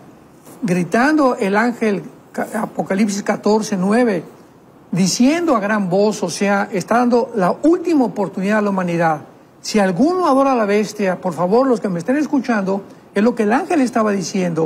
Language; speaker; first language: Spanish; native; Spanish